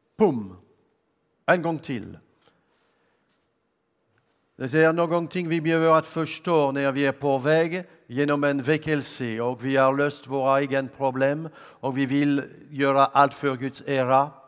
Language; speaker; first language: Swedish; non-native, learner; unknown